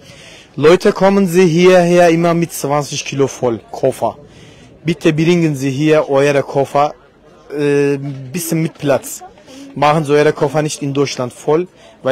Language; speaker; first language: German; non-native, fluent; Turkish